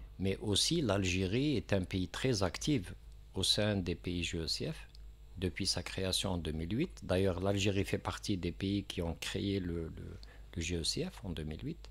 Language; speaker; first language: French; non-native, local second language; Kabyle